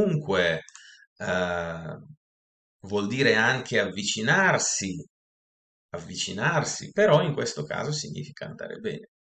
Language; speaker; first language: Italian; non-native, fluent; Russian